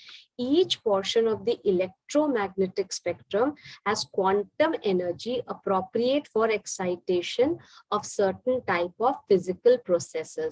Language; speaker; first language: English; non-native, local second language; Hindi